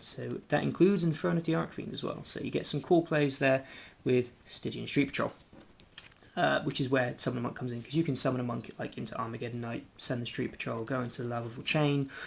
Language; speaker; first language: English; native; English